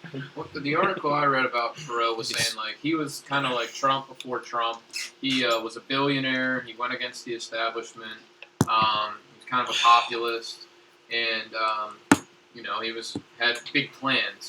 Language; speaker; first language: English; native; English